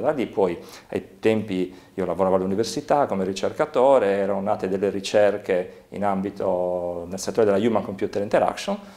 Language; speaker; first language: Italian; native; Italian